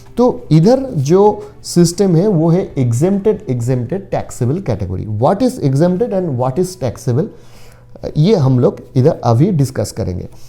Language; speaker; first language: Hindi; non-native, local second language; Bangla